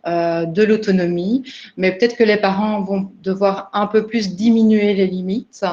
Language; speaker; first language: French; native; French